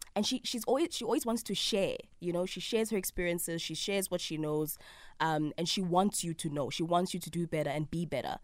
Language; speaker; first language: English; non-native, local second language; Zulu